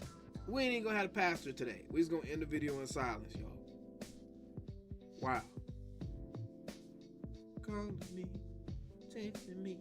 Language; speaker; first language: English; native; English